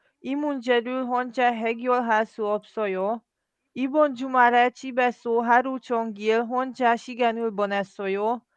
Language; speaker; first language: Korean; non-native, learner; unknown